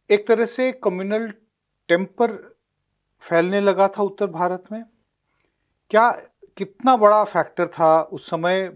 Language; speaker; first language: Hindi; native; Hindi